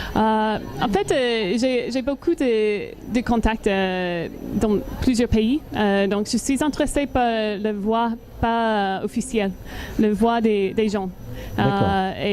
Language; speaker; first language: French; non-native, learner; English